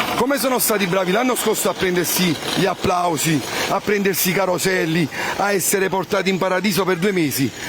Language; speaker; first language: Italian; native; Italian